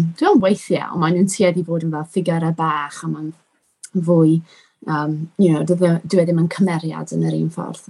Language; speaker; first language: Welsh; non-native, local second language; English